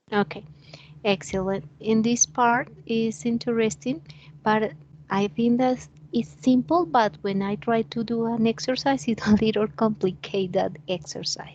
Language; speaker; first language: English; non-native, fluent; Spanish